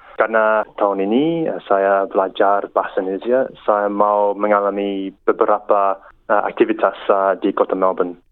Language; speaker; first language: Indonesian; non-native, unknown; English